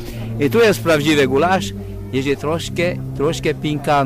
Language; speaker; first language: Polish; non-native, learner; Hungarian